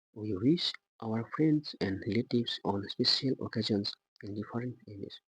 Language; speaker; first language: English; non-native, local second language; Assamese